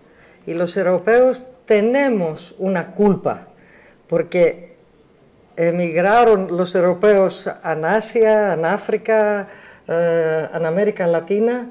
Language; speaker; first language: Spanish; non-native, learner; Greek